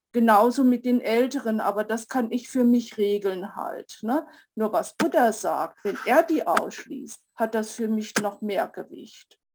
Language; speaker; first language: German; native; German